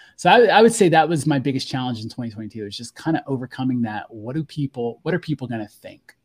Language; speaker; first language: English; native; English